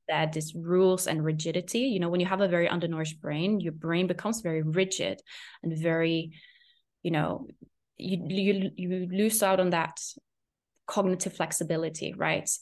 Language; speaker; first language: English; non-native, fluent; Norwegian